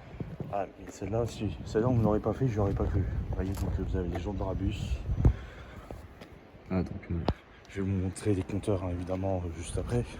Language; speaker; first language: French; native; French